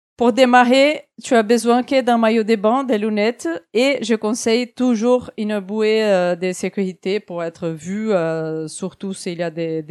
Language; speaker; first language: French; non-native, fluent; Portuguese